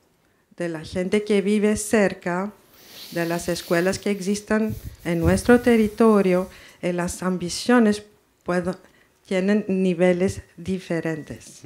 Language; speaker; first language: Spanish; non-native, fluent; French